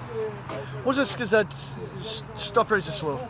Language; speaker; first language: Russian; non-native, learner; English